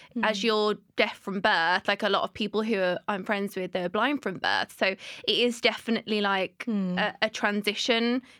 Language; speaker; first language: English; native; English